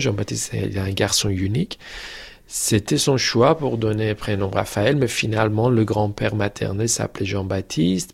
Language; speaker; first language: French; non-native, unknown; Persian